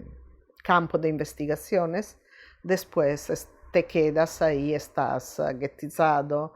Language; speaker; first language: Spanish; non-native, fluent; Italian